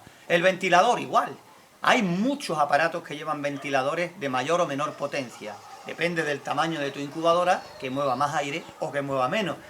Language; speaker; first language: Spanish; native; Spanish